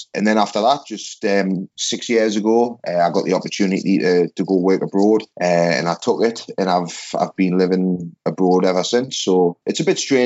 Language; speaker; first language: English; native; English